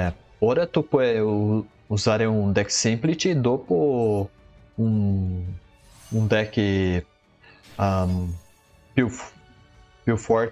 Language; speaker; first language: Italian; non-native, learner; Portuguese